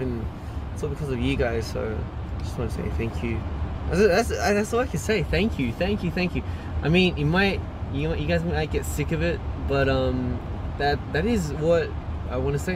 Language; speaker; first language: English; early bilingual, other home language; Korean